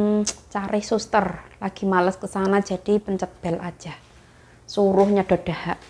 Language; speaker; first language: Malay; non-native, local second language; Javanese